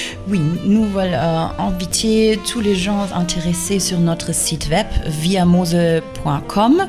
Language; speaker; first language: French; non-native, fluent; German